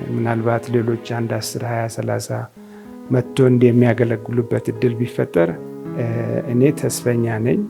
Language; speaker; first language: Amharic; native; Amharic